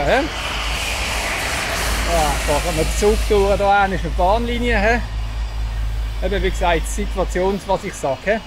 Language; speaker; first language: German; native; German